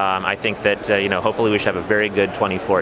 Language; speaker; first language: English; native; English